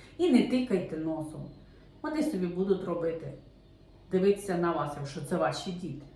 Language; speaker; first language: Ukrainian; non-native, local second language; Russian